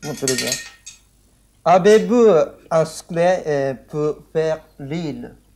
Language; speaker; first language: French; non-native, learner; Japanese